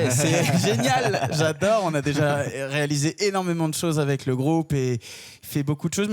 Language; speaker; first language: French; native; French